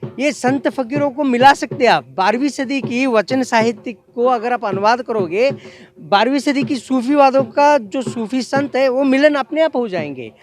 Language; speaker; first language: Hindi; non-native, local second language; Kannada